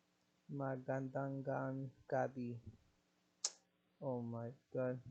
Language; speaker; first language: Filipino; non-native, learner; Spanish